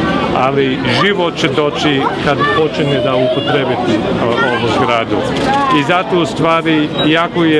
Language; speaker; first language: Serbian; non-native, fluent; English